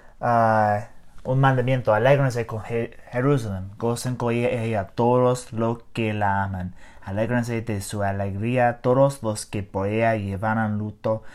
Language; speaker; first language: Spanish; non-native, learner; English